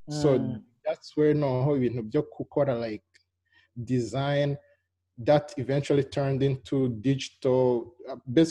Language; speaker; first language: English; non-native, local second language; Kinyarwanda